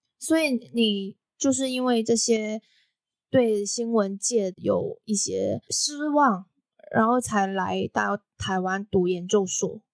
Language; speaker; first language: Chinese; non-native, local second language; Cantonese